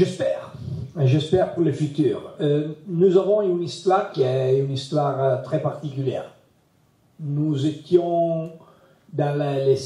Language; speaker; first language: French; non-native, learner; Italian